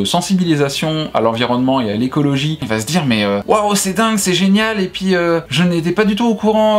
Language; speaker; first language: French; native; French